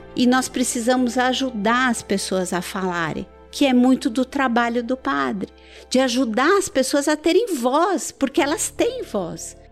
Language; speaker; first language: Portuguese; early bilingual, other home language; Persian